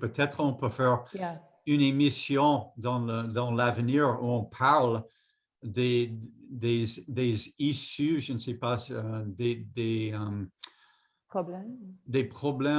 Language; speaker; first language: French; non-native, fluent; English